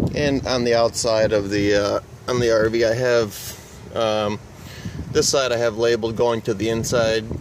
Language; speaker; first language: English; native; English